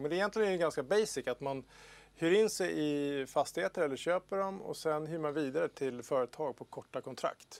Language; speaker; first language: Swedish; native; Swedish